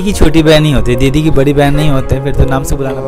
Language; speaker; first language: Hindi; native; Hindi